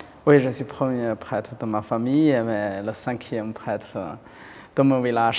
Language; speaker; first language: French; non-native, fluent; Chinese